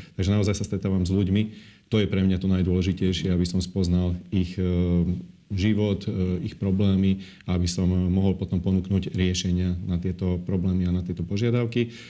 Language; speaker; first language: Slovak; non-native, local second language; Hungarian